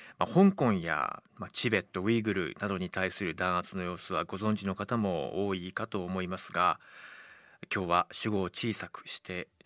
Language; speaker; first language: Japanese; native; Japanese